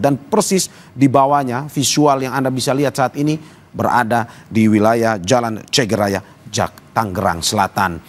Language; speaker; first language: Indonesian; native; Indonesian